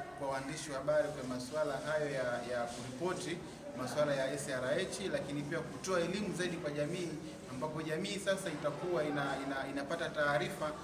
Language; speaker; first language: Swahili; native; Swahili